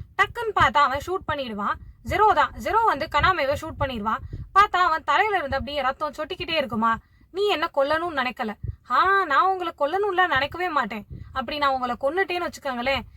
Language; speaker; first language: Tamil; native; Tamil